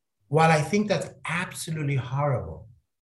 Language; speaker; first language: English; native; English